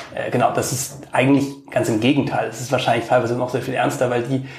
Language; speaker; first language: German; native; German